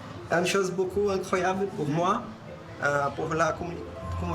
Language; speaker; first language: French; non-native, learner; Portuguese